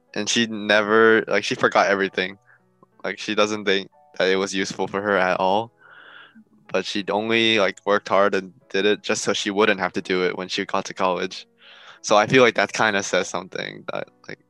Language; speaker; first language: English; native; English